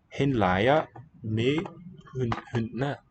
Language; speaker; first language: Danish; non-native, learner; English